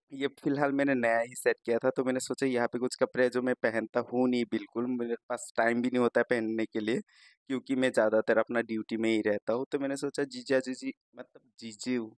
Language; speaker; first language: Hindi; non-native, local second language; Bangla